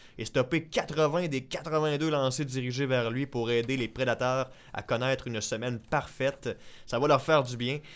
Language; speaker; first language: French; native; French